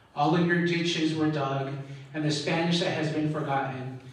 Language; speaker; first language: English; early bilingual, other home language; Spanish